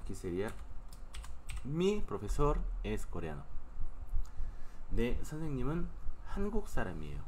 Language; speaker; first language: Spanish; non-native, fluent; Korean